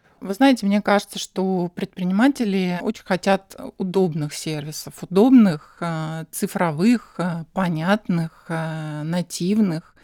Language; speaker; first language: Russian; native; Russian